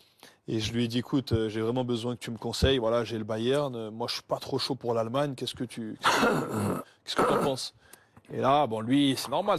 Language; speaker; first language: French; native; French